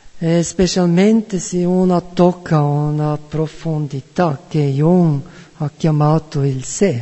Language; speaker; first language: Italian; non-native, fluent; German